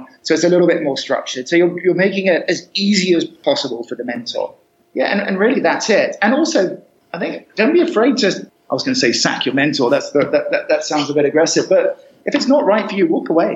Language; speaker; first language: English; native; English